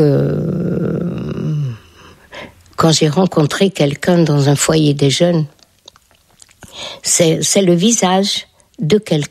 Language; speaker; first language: French; non-native, fluent; Hungarian